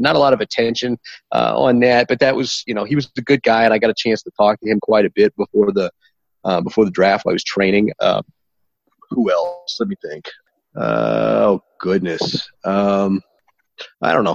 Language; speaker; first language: English; native; English